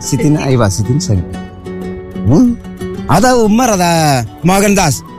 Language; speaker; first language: Arabic; non-native, learner; Tamil